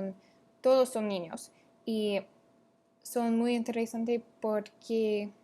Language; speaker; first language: Spanish; non-native, learner; English